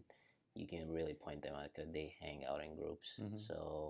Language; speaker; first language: English; non-native, local second language; Yoruba